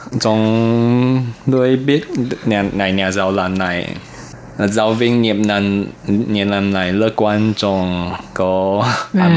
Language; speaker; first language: Vietnamese; non-native, learner; Chinese